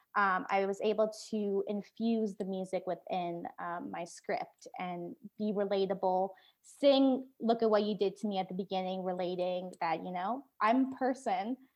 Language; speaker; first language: English; native; English